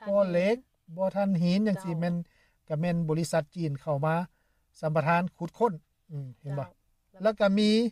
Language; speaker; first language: Lao; native; Lao